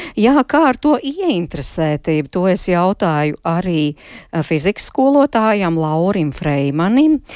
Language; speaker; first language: Latvian; native; Latvian